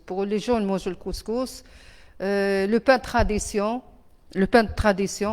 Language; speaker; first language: French; non-native, learner; Arabic